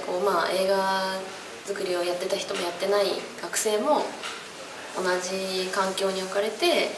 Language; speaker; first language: Japanese; native; Japanese